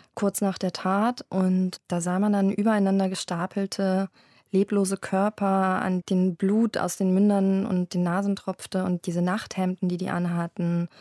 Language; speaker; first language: German; native; German